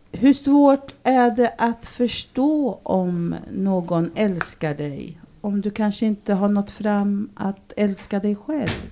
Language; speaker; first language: Swedish; early bilingual, other home language; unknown